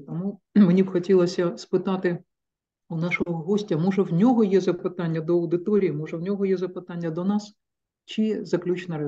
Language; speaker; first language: Ukrainian; native; Ukrainian